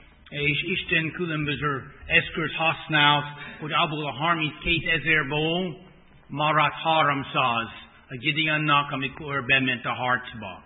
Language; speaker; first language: Hungarian; non-native, fluent; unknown